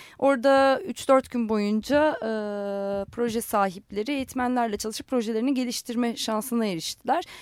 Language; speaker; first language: Turkish; non-native, local second language; Armenian